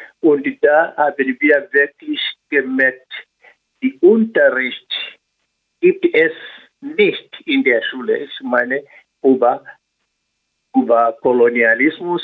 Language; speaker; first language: German; non-native, learner; Swahili